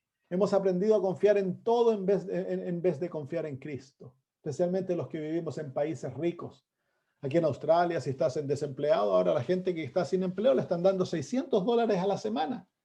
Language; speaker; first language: Spanish; native; Spanish